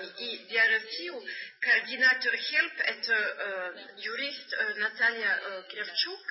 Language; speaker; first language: Russian; non-native, learner; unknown